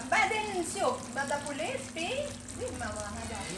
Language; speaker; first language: Arabic; non-native, learner; Filipino